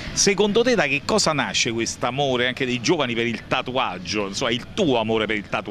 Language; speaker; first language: Italian; native; Italian